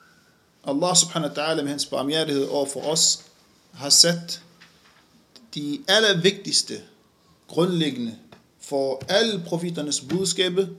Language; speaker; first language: Danish; non-native, fluent; Arabic